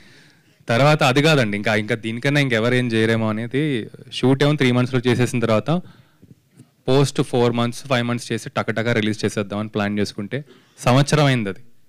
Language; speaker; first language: Telugu; native; Telugu